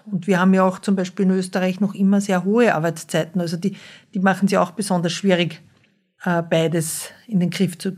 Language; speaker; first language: German; native; German